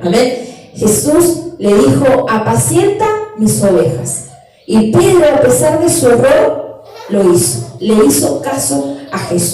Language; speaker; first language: Spanish; native; Spanish